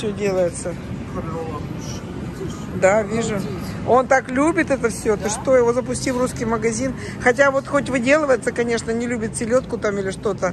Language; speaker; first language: Russian; native; Russian